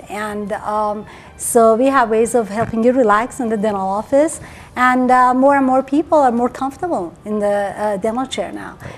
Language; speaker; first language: English; early bilingual, other home language; Persian